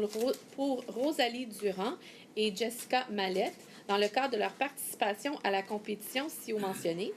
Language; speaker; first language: French; native; French